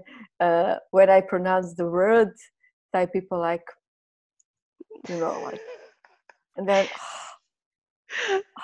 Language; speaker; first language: English; non-native, fluent; Croatian